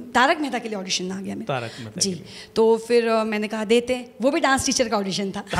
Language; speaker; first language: Hindi; native; Hindi